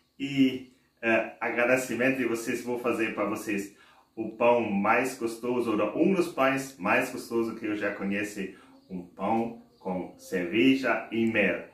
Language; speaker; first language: Portuguese; non-native, fluent; German